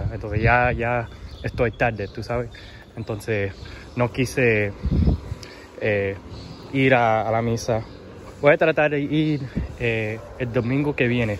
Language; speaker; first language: Spanish; early bilingual, heritage; English